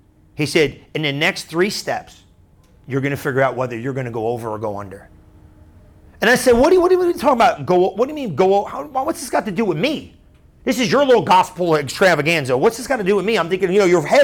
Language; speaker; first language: English; native; English